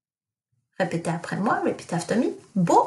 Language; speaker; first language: French; non-native, fluent; English